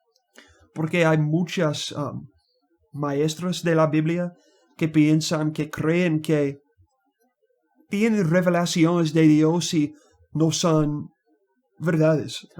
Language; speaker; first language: Spanish; non-native, learner; English